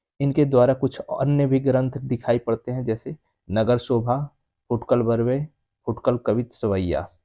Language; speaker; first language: Hindi; native; Hindi